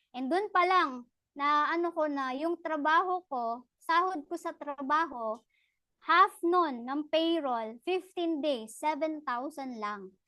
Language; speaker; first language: Filipino; non-native, local second language; Cebuano